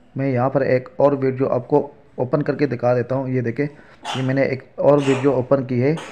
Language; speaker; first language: Urdu; native; Urdu